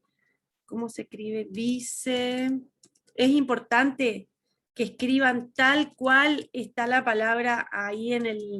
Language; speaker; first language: Spanish; native; Spanish